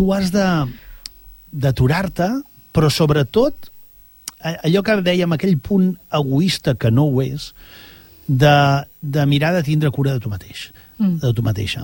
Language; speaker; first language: Catalan; native; Catalan